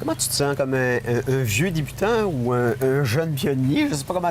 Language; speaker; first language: French; native; French